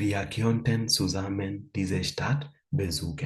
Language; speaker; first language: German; non-native, fluent; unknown